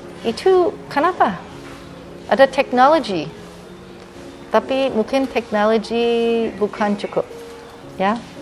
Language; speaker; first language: Indonesian; non-native, fluent; English